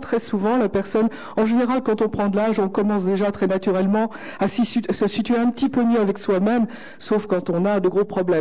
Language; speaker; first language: French; native; French